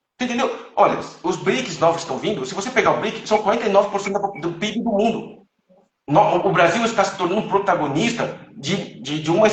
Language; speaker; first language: Portuguese; non-native, fluent; Chinese